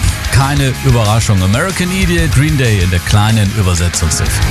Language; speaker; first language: German; native; German